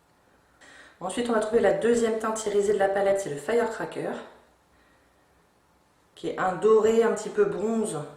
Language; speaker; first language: French; native; French